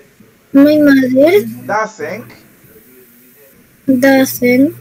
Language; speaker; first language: English; non-native, fluent; Spanish